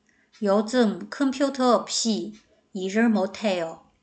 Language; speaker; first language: Korean; non-native, fluent; Chinese